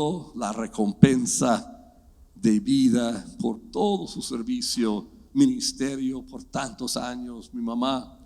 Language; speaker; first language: Spanish; non-native, fluent; English